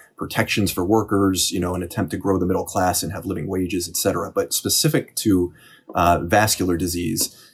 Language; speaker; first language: English; native; English